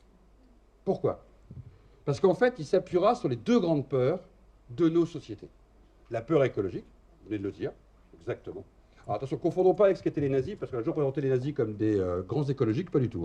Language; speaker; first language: French; native; French